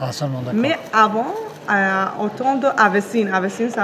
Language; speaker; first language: French; non-native, learner; Persian